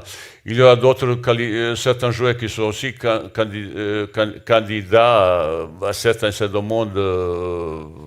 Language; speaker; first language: French; non-native, learner; Bosnian